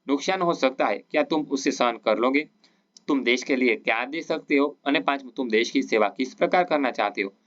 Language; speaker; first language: Hindi; non-native, local second language; Gujarati